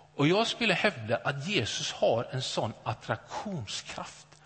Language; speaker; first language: Swedish; native; Swedish